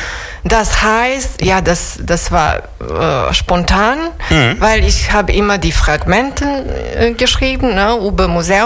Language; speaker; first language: German; non-native, fluent; Serbian